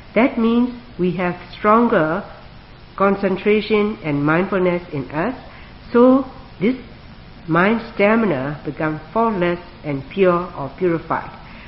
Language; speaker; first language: English; non-native, fluent; Burmese